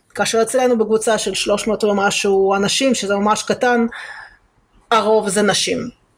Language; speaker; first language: Hebrew; early bilingual, other home language; Russian